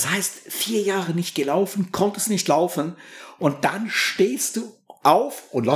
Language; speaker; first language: German; native; German